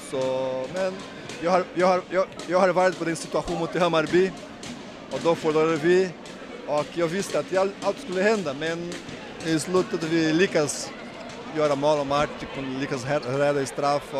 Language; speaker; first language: Swedish; non-native, learner; Portuguese